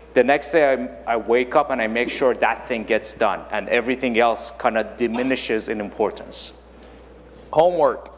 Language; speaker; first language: English; non-native, fluent; German